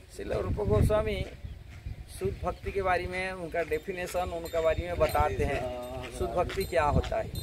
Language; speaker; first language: Hindi; non-native, local second language; Odia